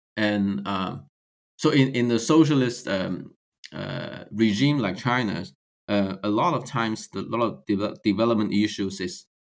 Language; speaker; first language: English; non-native, fluent; Chinese